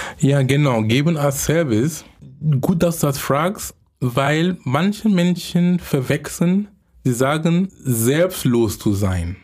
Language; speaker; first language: German; non-native, fluent; English